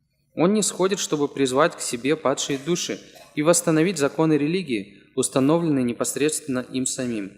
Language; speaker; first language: Russian; native; Russian